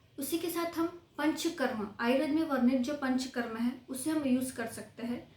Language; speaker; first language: Hindi; non-native, local second language; Marathi